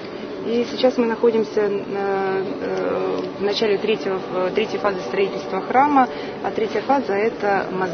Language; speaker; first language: Russian; native; Russian